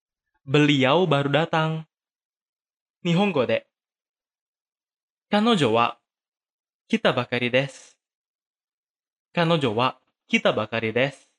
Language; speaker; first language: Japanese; non-native, fluent; Indonesian